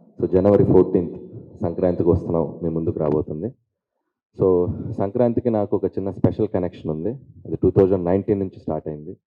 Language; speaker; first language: Telugu; native; Telugu